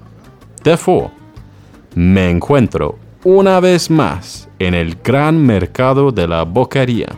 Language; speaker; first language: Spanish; non-native, learner; English